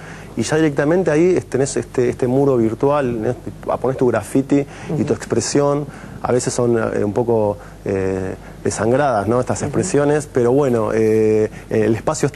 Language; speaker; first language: Spanish; native; Spanish